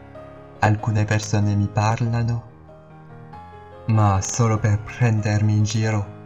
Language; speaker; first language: Italian; non-native, learner; French